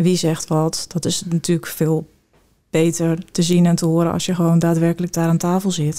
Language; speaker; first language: Dutch; native; Dutch